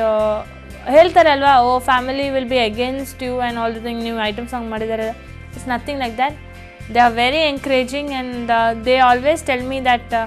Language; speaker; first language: Kannada; non-native, local second language; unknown